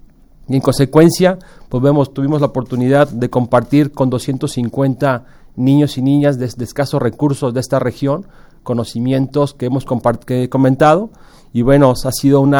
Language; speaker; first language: Spanish; native; Spanish